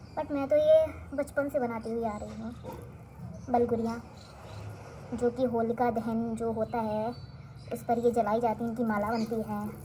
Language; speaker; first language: Hindi; native; Hindi